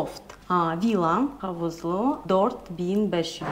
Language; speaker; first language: Turkish; non-native, learner; Russian